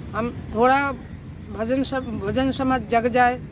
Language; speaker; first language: Hindi; native; Hindi